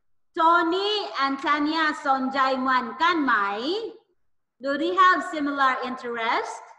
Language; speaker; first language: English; non-native, fluent; Thai